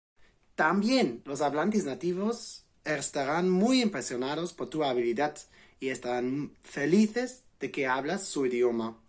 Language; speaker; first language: Spanish; non-native, fluent; English